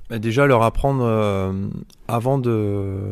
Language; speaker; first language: French; native; French